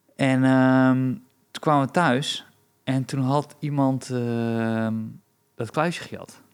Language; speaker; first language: Dutch; early bilingual, other home language; Romanian